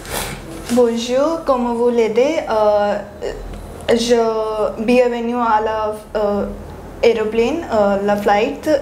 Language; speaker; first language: French; non-native, learner; Hindi